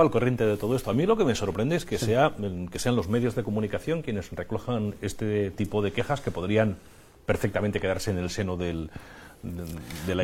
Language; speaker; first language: Spanish; native; Spanish